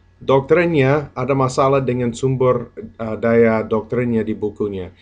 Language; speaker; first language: Indonesian; non-native, fluent; English